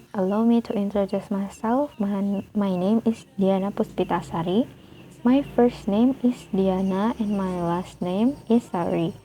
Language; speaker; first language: English; non-native, fluent; Indonesian